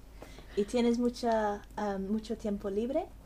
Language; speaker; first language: Spanish; non-native, learner; English